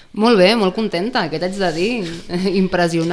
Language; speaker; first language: Catalan; native; Catalan